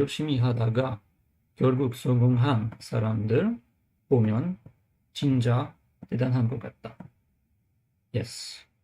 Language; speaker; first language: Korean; non-native, learner; English